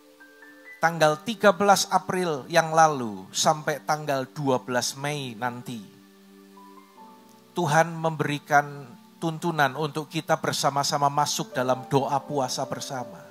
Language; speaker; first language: Indonesian; native; Indonesian